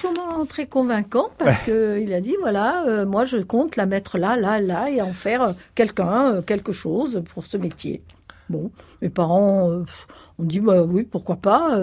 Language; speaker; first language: French; native; French